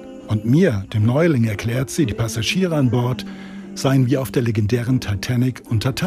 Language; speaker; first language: German; native; German